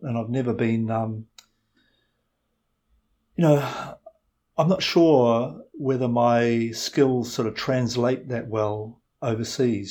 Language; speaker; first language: English; native; English